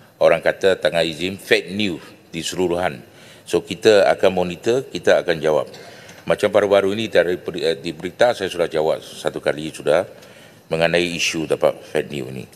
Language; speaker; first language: Malay; non-native, local second language; Chinese